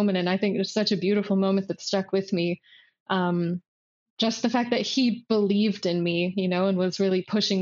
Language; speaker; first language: English; native; English